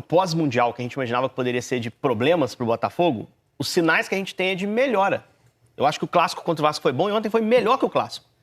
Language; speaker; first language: Portuguese; native; Portuguese